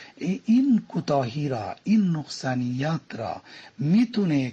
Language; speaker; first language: Persian; non-native, fluent; Bangla